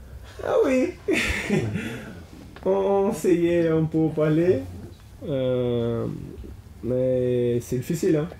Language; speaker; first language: French; non-native, learner; Portuguese